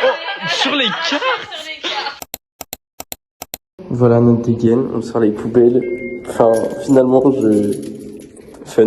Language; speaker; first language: French; native; French